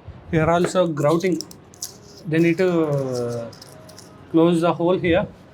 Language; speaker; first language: English; non-native, local second language; Telugu